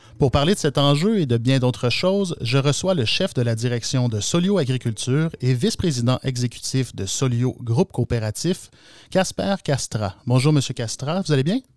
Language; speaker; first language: French; native; French